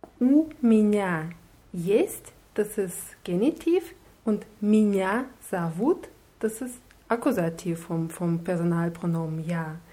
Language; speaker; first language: German; non-native, fluent; Russian